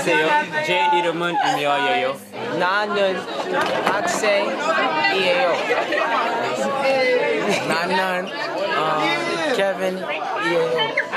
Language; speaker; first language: Korean; non-native, learner; English